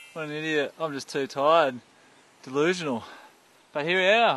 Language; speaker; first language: English; native; English